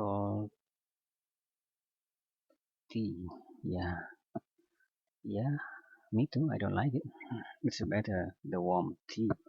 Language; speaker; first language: English; non-native, fluent; Indonesian